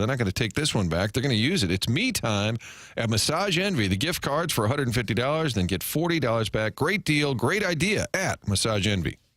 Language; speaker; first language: English; native; English